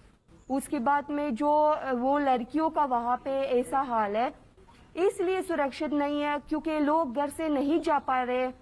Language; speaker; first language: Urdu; non-native, fluent; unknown